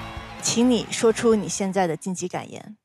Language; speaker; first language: Chinese; native; Chinese